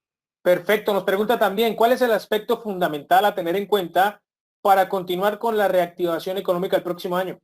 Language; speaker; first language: Spanish; native; Spanish